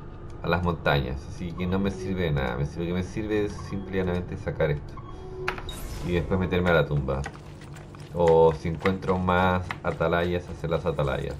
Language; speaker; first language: Spanish; native; Spanish